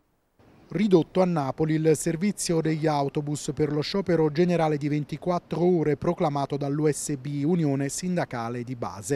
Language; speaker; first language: Italian; native; Italian